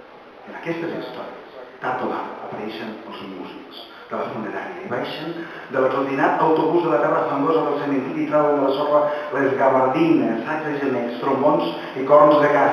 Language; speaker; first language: Catalan; native; Catalan